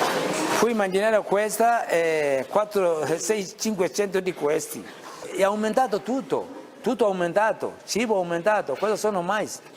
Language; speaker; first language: Italian; non-native, fluent; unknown